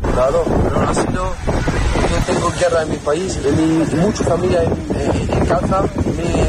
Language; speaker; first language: Spanish; non-native, learner; Arabic